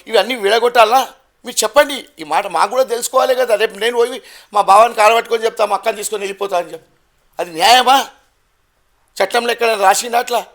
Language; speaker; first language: Telugu; non-native, local second language; Gujarati